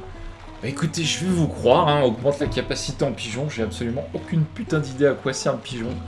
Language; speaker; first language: French; native; French